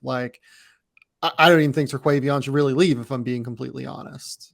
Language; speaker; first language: English; native; English